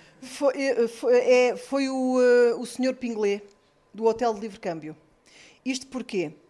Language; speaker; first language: Portuguese; native; Portuguese